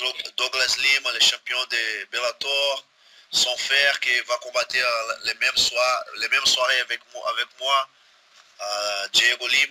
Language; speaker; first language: French; non-native, learner; Portuguese